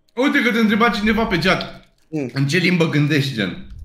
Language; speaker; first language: Romanian; early bilingual, other home language; English